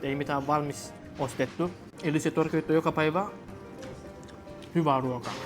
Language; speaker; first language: Finnish; non-native, learner; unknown